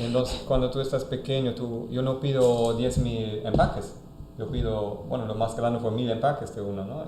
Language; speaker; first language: Spanish; non-native, fluent; German